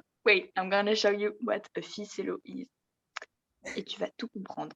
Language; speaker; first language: French; native; French